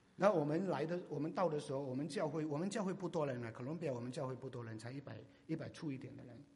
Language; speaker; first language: Chinese; non-native, local second language; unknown